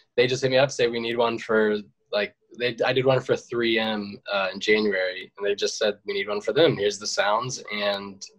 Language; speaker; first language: English; native; English